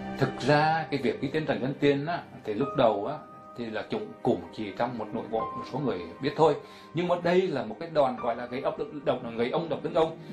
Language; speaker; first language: Vietnamese; native; Vietnamese